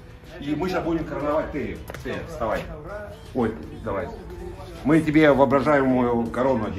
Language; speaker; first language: Russian; native; Russian